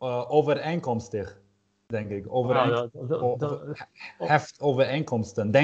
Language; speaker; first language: Dutch; non-native, fluent; German